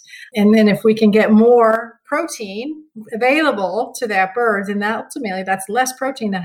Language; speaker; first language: English; native; English